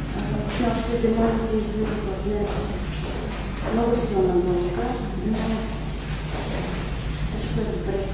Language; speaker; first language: Bulgarian; native; Bulgarian